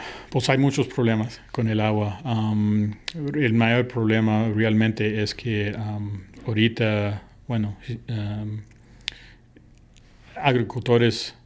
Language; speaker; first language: Spanish; early bilingual, other home language; English